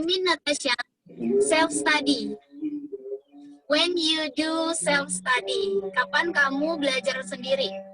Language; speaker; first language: English; non-native, learner; Indonesian